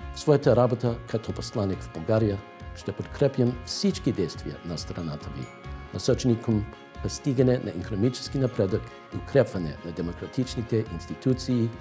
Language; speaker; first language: Bulgarian; non-native, learner; English